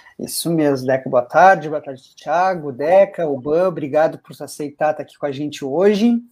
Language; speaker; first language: Portuguese; native; Portuguese